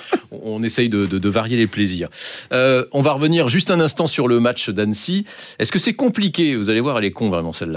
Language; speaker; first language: French; native; French